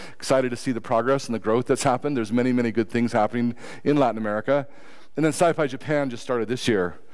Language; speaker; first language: English; native; English